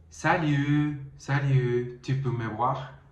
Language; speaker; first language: French; non-native, learner; Spanish